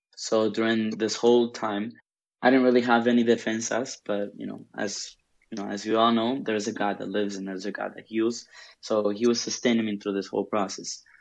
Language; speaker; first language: English; early bilingual, other home language; Spanish